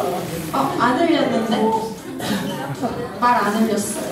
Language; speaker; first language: Korean; native; Korean